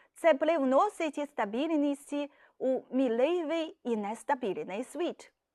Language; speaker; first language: Ukrainian; non-native, fluent; Chinese